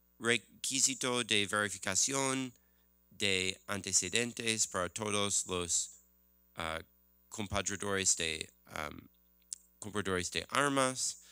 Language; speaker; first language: Spanish; non-native, learner; English